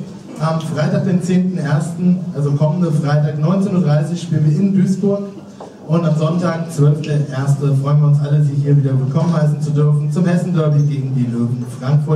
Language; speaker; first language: German; native; German